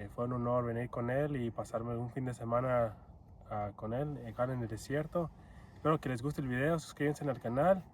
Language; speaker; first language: Spanish; early bilingual, other home language; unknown